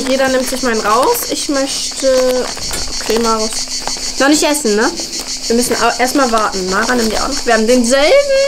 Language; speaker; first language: German; native; German